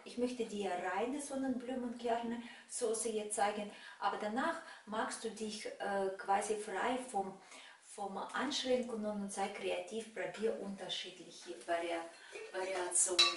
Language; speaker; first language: German; non-native, fluent; Russian